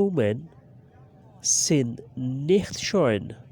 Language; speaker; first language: German; non-native, learner; Urdu